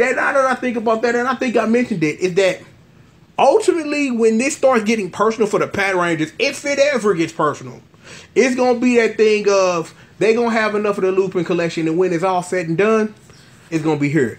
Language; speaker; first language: English; native; English